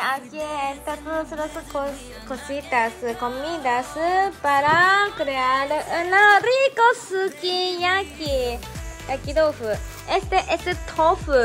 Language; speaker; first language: Spanish; non-native, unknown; Japanese